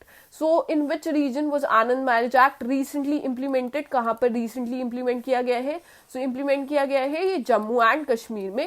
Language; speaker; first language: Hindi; native; Hindi